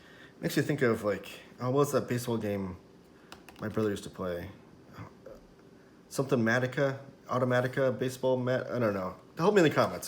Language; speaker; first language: English; native; English